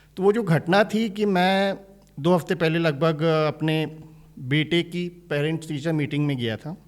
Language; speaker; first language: Hindi; native; Hindi